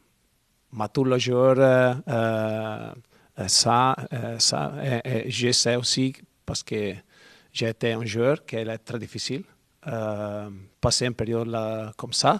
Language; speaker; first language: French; non-native, learner; Italian